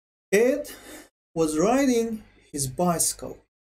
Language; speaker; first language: English; non-native, fluent; Azerbaijani